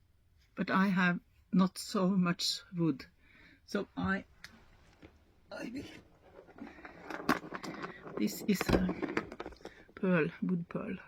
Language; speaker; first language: English; non-native, learner; Norwegian